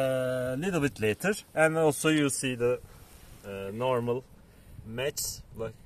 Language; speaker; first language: English; non-native, learner; Turkish